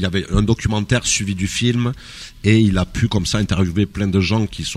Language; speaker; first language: French; native; French